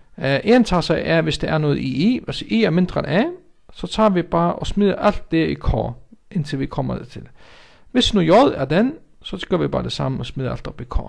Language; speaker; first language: Danish; non-native, local second language; Faroese